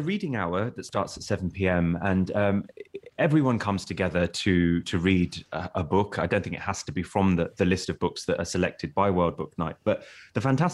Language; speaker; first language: English; native; English